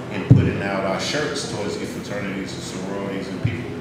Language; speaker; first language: English; native; English